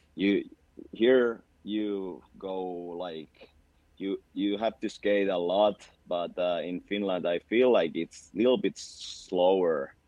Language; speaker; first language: English; non-native, fluent; Finnish